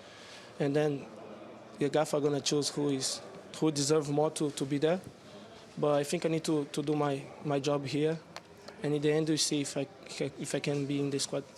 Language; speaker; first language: English; non-native, learner; Portuguese